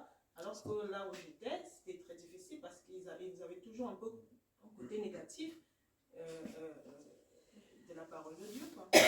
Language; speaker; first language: French; native; French